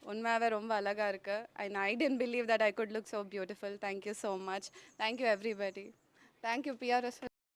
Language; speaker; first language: English; non-native, local second language; Tamil